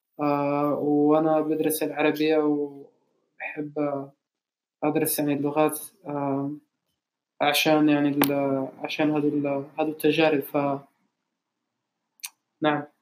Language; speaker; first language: Arabic; non-native, learner; English